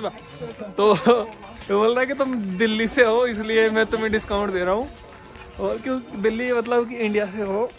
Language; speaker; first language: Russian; non-native, learner; Hindi